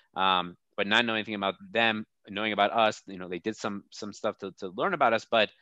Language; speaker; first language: English; native; English